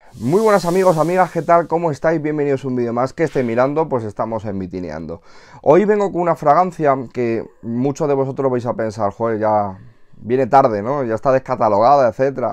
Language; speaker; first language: Spanish; native; Spanish